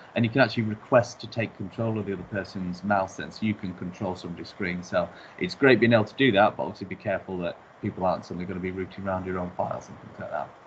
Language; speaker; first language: English; native; English